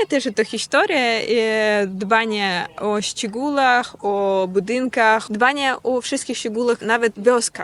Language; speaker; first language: Polish; non-native, learner; Russian